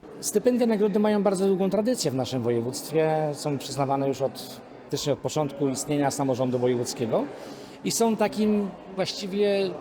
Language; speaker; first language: Polish; native; Polish